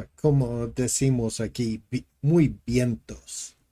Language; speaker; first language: Spanish; non-native, fluent; English